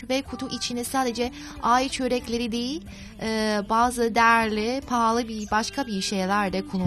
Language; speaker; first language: Turkish; non-native, fluent; Chinese